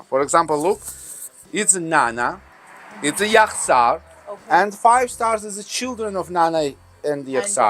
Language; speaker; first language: English; non-native, learner; Georgian